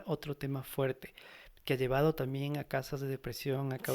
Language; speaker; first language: Spanish; native; Spanish